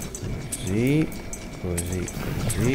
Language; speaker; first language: Italian; native; Italian